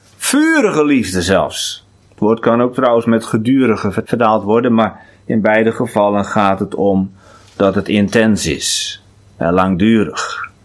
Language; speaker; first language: Dutch; non-native, local second language; Western Frisian